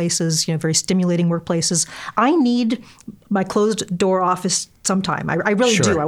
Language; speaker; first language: English; native; English